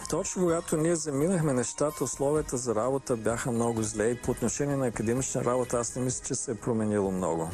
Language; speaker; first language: Bulgarian; native; Bulgarian